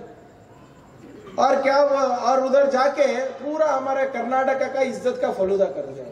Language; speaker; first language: Hindi; non-native, local second language; Kannada